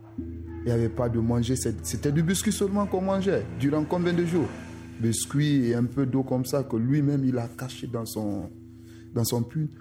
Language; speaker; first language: French; non-native, local second language; Susu